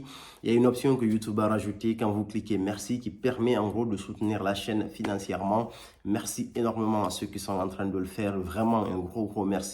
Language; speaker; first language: French; native; French